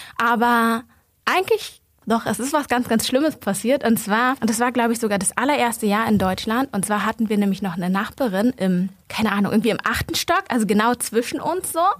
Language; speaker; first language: German; early bilingual, other home language; Vietnamese